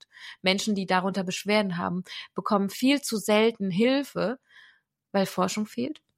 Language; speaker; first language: German; native; German